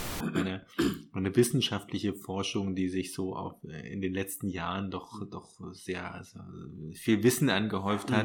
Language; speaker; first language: German; native; German